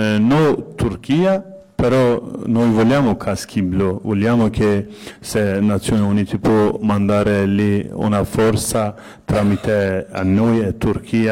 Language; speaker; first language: Italian; non-native, fluent; Kurdish